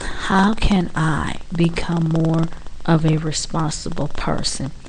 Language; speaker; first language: English; native; English